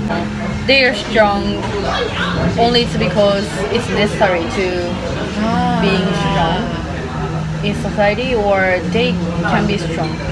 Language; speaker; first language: English; non-native, learner; Japanese